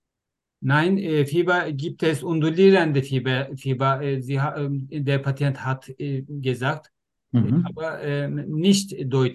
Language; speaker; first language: German; non-native, learner; Turkish